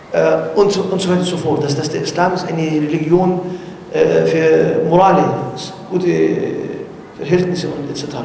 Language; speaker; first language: German; non-native, learner; Arabic